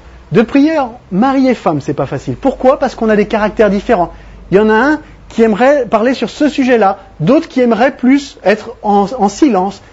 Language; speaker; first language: French; native; French